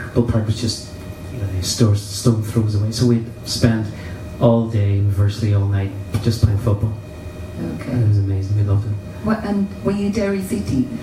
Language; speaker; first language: English; native; English